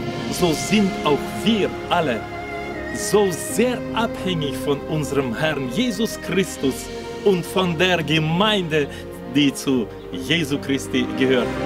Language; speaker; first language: German; non-native, fluent; Russian